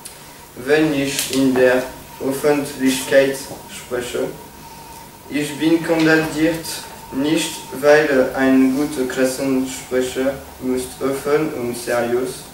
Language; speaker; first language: German; non-native, learner; French